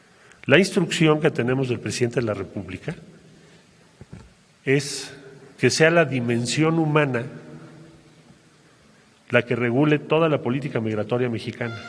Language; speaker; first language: Spanish; native; Spanish